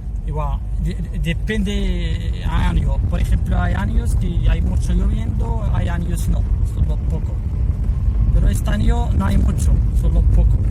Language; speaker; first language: Spanish; non-native, learner; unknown